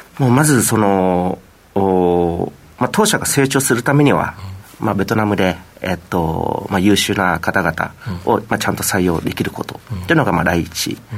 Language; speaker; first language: Japanese; non-native, fluent; Vietnamese